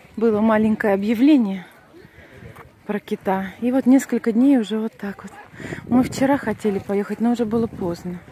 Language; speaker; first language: Russian; native; Russian